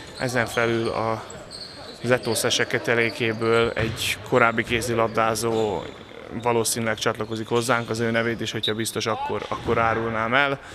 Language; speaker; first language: Hungarian; native; Hungarian